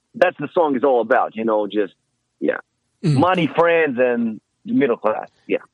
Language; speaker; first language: English; non-native, fluent; Hebrew